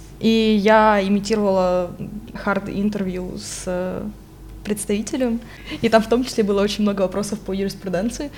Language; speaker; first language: Russian; non-native, local second language; Ukrainian